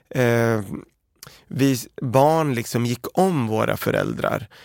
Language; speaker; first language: Swedish; early bilingual, other home language; Arabic